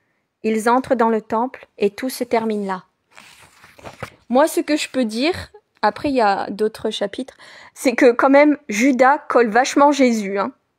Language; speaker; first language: French; native; French